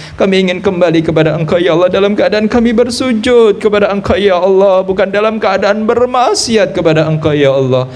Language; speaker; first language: Malay; non-native, local second language; Javanese